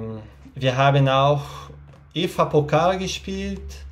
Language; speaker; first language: German; non-native, learner; Portuguese